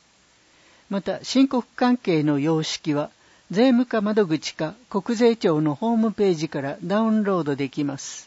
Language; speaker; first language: Japanese; native; Japanese